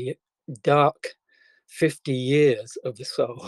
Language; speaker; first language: English; native; English